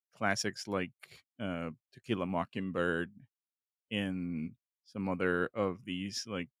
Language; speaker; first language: English; non-native, fluent; Spanish